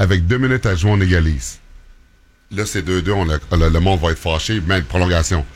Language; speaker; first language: French; native; French